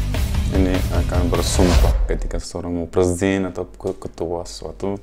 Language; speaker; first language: Indonesian; non-native, fluent; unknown